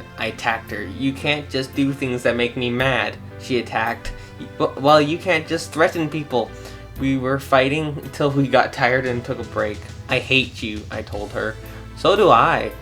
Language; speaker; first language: English; native; English